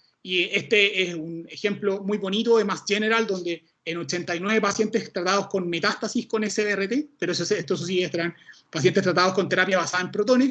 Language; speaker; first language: Spanish; native; Spanish